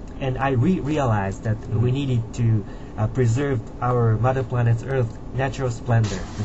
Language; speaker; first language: English; non-native, fluent; Japanese